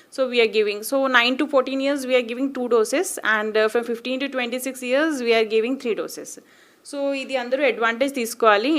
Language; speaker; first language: English; non-native, local second language; Telugu